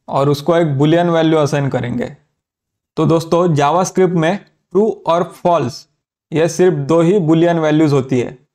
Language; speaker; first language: Hindi; native; Hindi